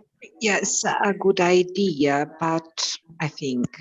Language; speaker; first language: English; non-native, learner; Italian